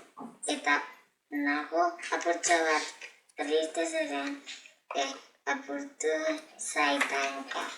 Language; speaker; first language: Basque; non-native, local second language; Spanish